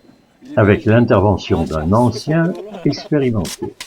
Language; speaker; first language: French; native; French